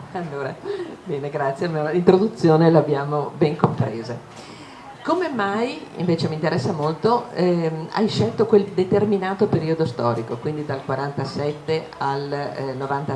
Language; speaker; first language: Italian; native; Italian